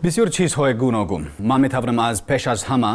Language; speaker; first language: Tajik; non-native, learner; English